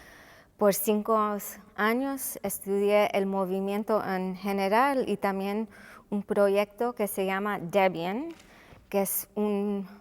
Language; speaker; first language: Spanish; non-native, local second language; English